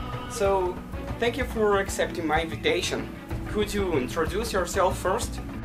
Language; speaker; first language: English; non-native, fluent; Portuguese